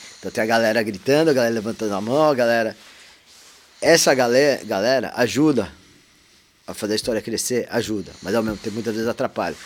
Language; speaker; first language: Portuguese; native; Portuguese